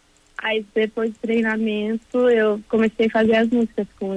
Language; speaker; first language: Portuguese; early bilingual, heritage; Portuguese